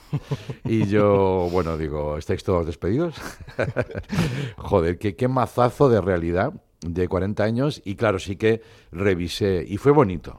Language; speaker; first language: Spanish; non-native, local second language; Catalan